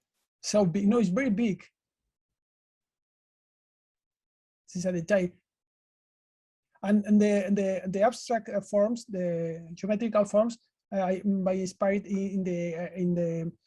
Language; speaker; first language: English; non-native, learner; Spanish